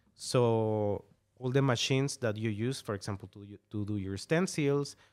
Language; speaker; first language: English; non-native, fluent; Spanish